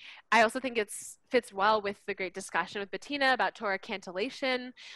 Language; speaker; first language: English; native; English